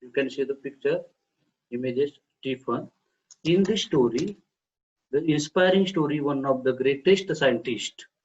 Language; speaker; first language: English; non-native, local second language; Marathi